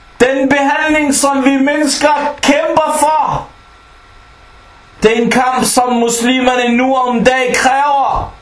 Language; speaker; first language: Danish; non-native, fluent; Arabic